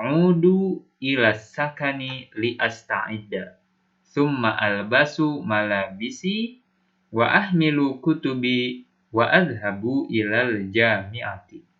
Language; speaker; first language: Arabic; non-native, fluent; Indonesian